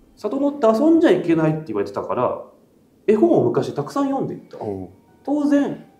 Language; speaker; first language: Japanese; native; Japanese